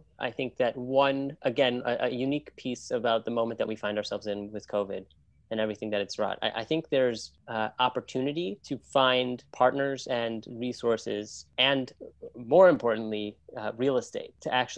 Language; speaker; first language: English; native; English